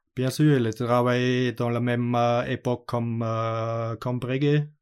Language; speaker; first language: French; non-native, learner; German